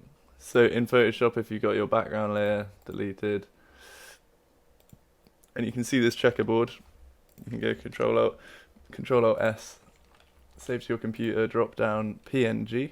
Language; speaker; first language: English; native; English